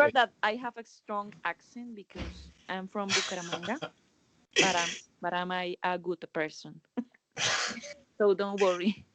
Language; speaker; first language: English; non-native, learner; Spanish